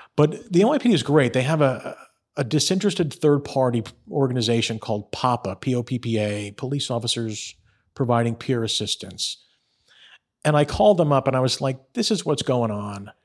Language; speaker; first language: English; native; English